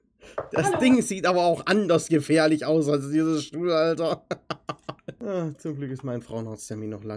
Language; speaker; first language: German; native; German